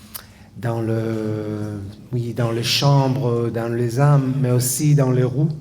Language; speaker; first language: French; non-native, fluent; Hebrew